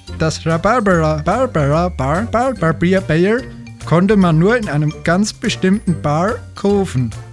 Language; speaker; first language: German; native; German